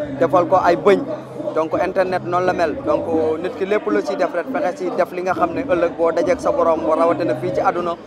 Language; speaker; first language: Wolof; non-native, local second language; Fula